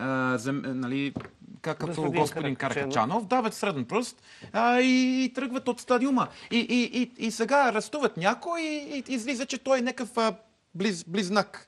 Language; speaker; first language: Bulgarian; non-native, learner; English